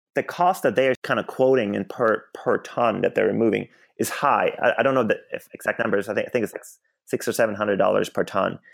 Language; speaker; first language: English; non-native, fluent; Swedish